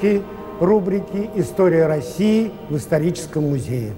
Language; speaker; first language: Russian; native; Russian